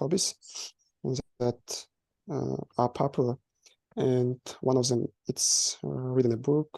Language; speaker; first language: English; non-native, learner; Kazakh